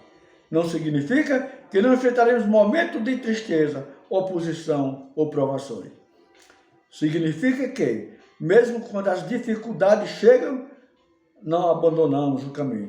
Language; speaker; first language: Portuguese; native; Portuguese